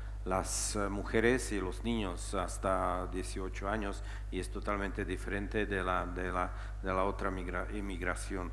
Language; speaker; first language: Spanish; non-native, fluent; Czech